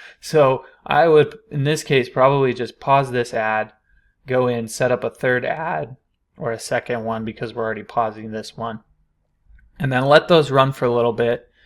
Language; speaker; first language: English; native; English